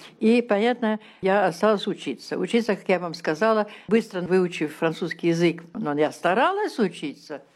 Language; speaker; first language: Russian; early bilingual, heritage; Russian